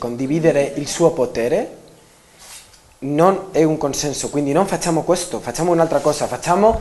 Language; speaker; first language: Italian; non-native, learner; Spanish